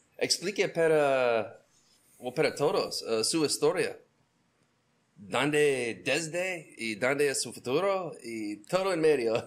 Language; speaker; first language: Spanish; non-native, learner; English